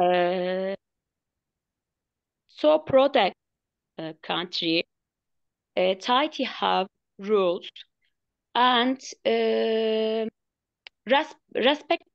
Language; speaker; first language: English; non-native, learner; Turkish